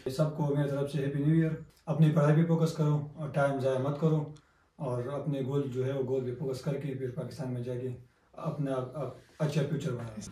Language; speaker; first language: Urdu; non-native, local second language; Pashto